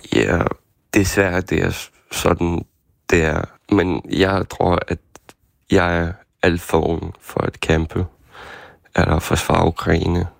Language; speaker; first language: Danish; non-native, fluent; Ukrainian